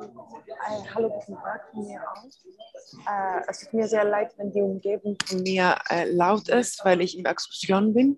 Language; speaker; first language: German; non-native, fluent; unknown